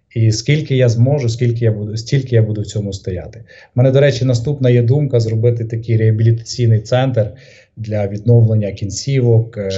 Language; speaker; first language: Ukrainian; native; Ukrainian